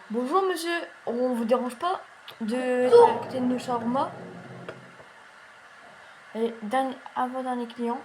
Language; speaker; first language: French; native; French